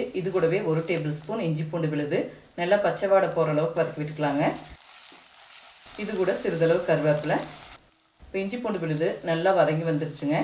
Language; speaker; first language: Tamil; native; Tamil